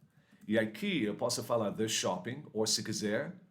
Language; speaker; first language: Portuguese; non-native, learner; English